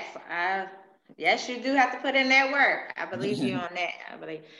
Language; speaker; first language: English; native; English